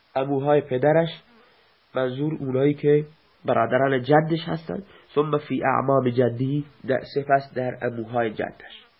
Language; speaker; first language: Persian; non-native, local second language; Baluchi